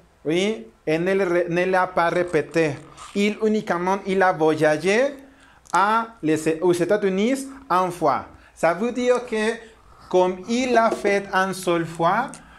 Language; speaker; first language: French; non-native, learner; Spanish